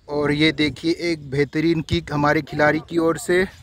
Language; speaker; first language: Hindi; non-native, local second language; Manipuri